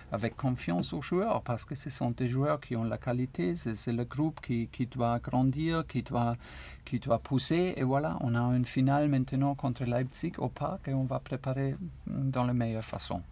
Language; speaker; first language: French; non-native, learner; German